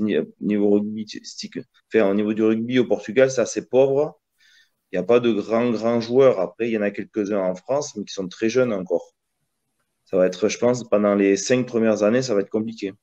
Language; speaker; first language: French; early bilingual, other home language; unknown